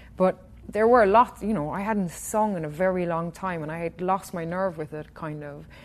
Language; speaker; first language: English; native; English